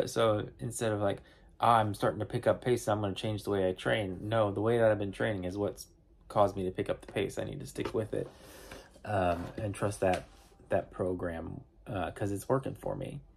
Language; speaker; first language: English; native; English